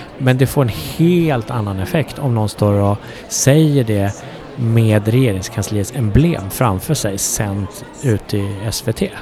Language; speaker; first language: Swedish; early bilingual, other home language; Persian